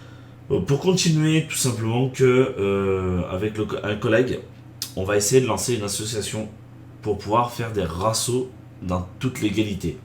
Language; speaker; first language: French; native; French